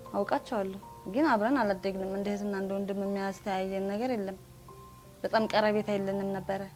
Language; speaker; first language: Amharic; native; Amharic